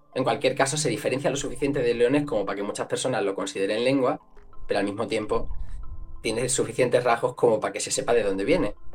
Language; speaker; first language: Spanish; non-native, local second language; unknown